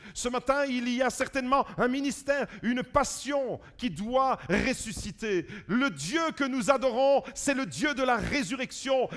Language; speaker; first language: French; early bilingual, other home language; Italian